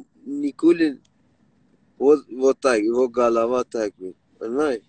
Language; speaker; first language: Russian; non-native, local second language; Persian